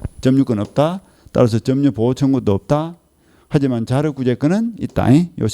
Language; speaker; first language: Korean; native; Korean